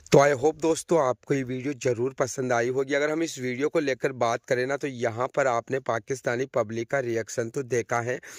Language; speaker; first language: Hindi; native; Hindi